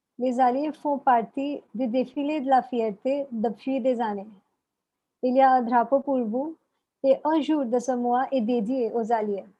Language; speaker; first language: French; non-native, learner; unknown